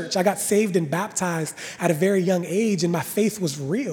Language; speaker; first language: English; native; English